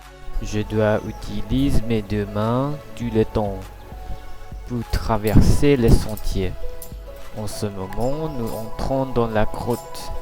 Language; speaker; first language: French; non-native, learner; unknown